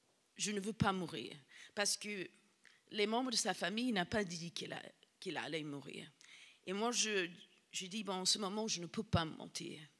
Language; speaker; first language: French; non-native, fluent; English